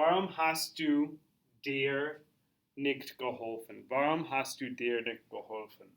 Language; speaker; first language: German; non-native, fluent; English